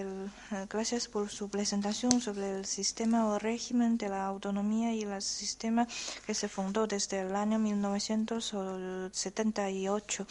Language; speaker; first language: Spanish; non-native, fluent; Chinese